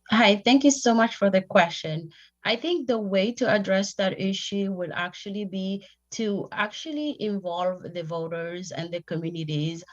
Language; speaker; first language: English; non-native, fluent; Somali